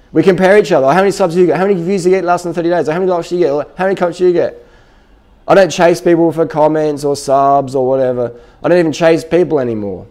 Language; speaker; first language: English; native; English